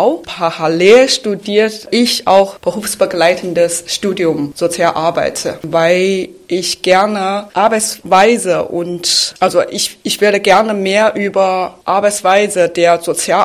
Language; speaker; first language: German; non-native, fluent; Chinese